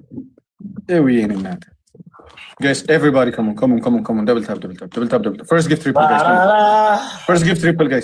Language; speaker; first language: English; non-native, learner; Amharic